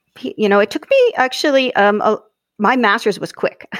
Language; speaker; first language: English; native; English